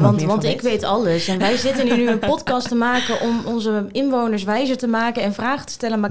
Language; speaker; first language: Dutch; native; Dutch